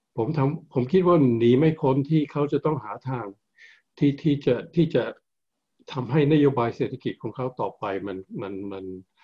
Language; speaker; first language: Thai; early bilingual, heritage; Thai